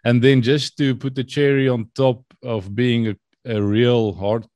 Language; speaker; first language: English; non-native, local second language; Afrikaans